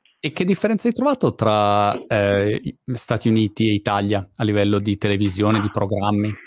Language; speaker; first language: Italian; native; Italian